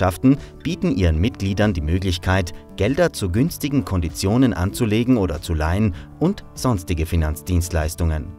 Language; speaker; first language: German; native; German